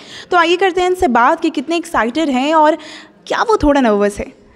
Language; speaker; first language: Hindi; native; Hindi